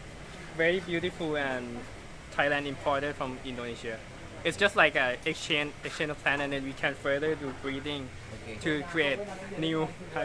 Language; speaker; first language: English; non-native, fluent; Thai